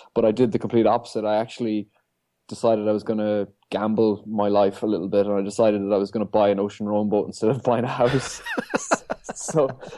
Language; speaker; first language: English; native; English